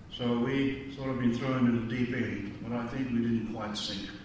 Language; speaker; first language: English; native; English